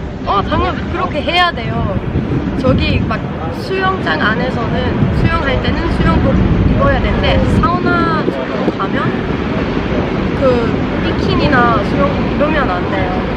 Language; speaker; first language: Korean; non-native, learner; German